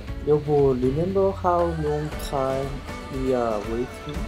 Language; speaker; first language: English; non-native, learner; Korean